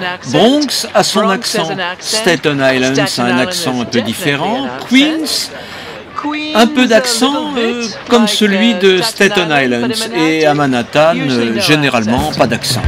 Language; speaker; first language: French; non-native, fluent; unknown